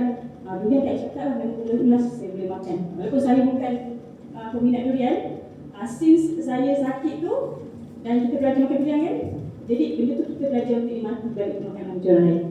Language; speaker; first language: Malay; native; Malay